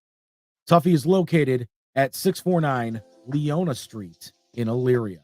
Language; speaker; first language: English; native; English